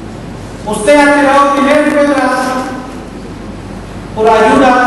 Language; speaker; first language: Spanish; non-native, learner; Urdu